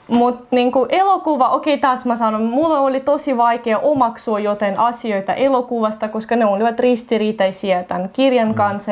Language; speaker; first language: Finnish; non-native, fluent; Russian